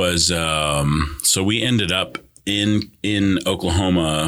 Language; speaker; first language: English; early bilingual, other home language; Spanish